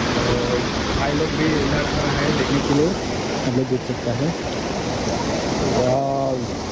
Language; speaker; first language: Hindi; non-native, local second language; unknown